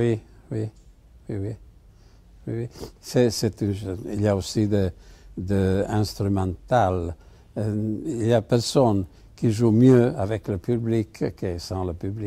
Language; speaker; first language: French; non-native, fluent; Italian